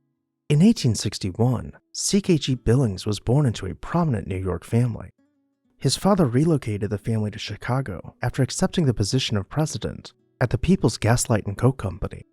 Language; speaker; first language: English; native; English